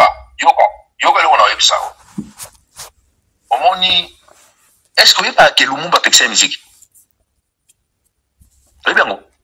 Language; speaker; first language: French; non-native, local second language; Lingala